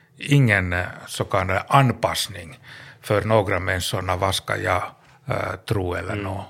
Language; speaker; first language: Swedish; non-native, learner; Finnish